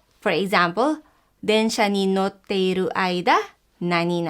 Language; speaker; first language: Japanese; non-native, fluent; Filipino